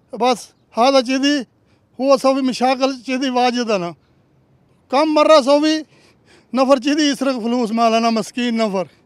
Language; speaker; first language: Arabic; non-native, learner; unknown